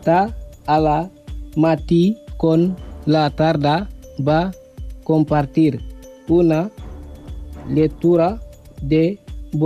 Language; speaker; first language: Catalan; non-native, learner; Spanish